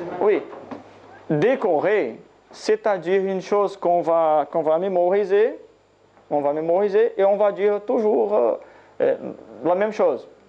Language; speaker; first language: French; non-native, learner; Portuguese